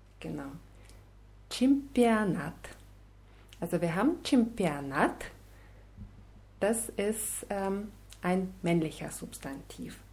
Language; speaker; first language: German; non-native, fluent; Russian